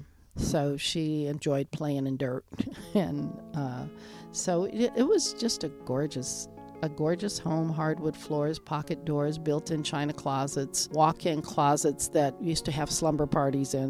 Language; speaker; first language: English; native; English